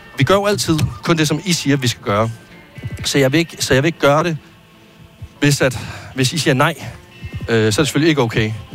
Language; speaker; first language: Danish; native; Danish